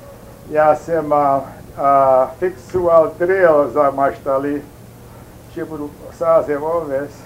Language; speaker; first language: Czech; early bilingual, heritage; Czech